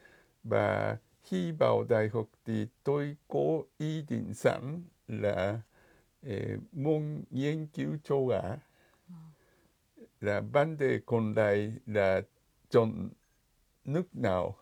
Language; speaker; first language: Vietnamese; non-native, fluent; Japanese